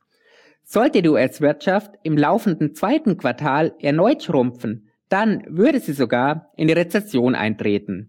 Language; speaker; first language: German; native; German